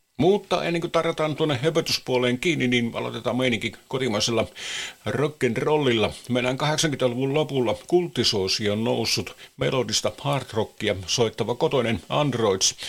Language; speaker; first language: Finnish; native; Finnish